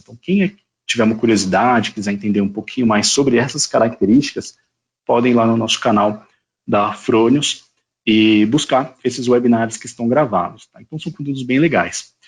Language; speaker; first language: Portuguese; native; Portuguese